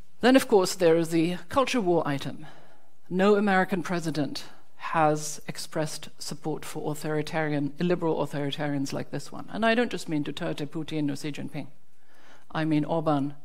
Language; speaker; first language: English; non-native, fluent; German